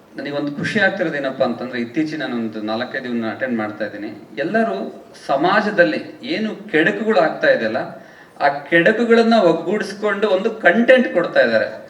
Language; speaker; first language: Kannada; native; Kannada